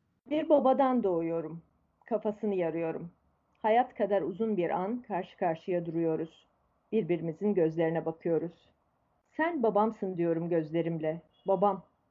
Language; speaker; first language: Turkish; native; Turkish